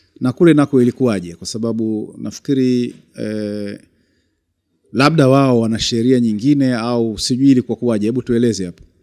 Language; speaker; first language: Swahili; native; Swahili